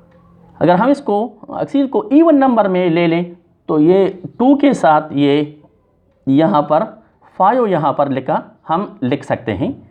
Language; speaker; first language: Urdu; non-native, local second language; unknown